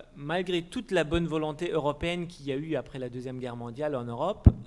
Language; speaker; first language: French; non-native, fluent; German